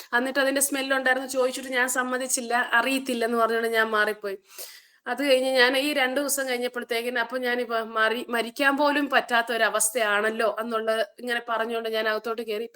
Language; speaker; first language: Malayalam; early bilingual, heritage; Malayalam